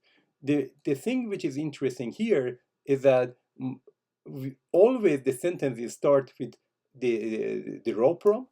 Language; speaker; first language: English; non-native, fluent; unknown